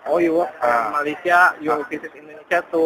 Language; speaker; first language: English; non-native, learner; Indonesian